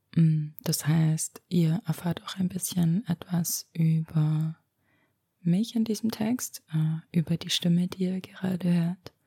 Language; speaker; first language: German; early bilingual, other home language; Romanian